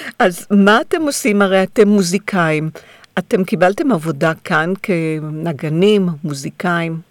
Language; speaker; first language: Hebrew; native; Hebrew